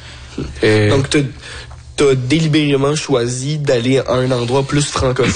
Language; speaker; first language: French; native; French